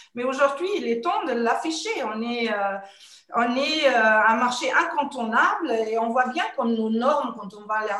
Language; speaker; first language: French; non-native, fluent; German